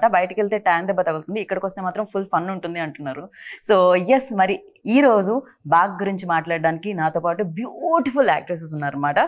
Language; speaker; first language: Telugu; native; Telugu